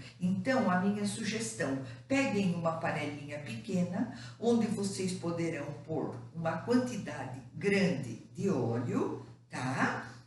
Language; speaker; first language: Portuguese; native; Portuguese